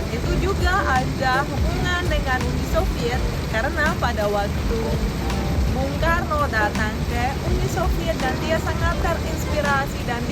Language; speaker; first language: Indonesian; non-native, fluent; Russian